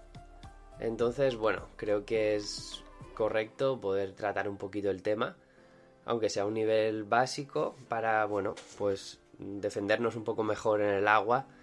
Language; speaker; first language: Spanish; native; Spanish